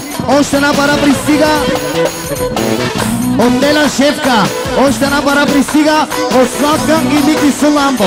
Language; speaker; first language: Bulgarian; non-native, local second language; Romany